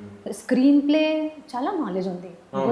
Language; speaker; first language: Telugu; non-native, learner; Hindi